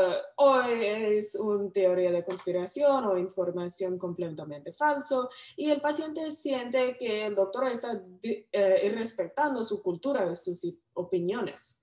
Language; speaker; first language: Spanish; non-native, learner; English